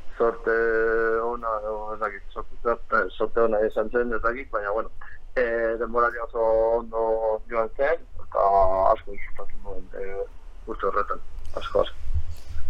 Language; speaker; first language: Basque; non-native, local second language; Spanish